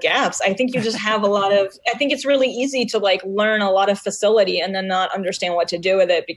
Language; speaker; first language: English; non-native, fluent; Hebrew